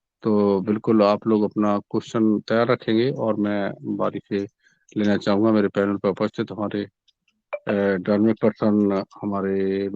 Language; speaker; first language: Hindi; native; Hindi